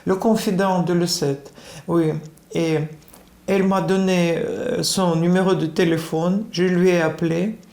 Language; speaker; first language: French; non-native, fluent; Russian